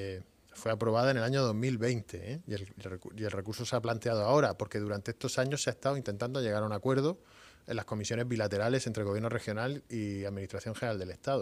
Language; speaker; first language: Spanish; native; Spanish